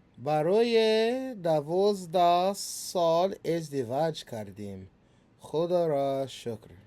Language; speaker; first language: Persian; non-native, learner; English